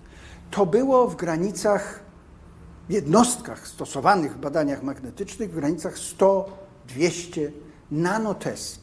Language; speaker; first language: Polish; native; Polish